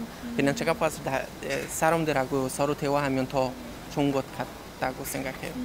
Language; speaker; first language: Korean; non-native, learner; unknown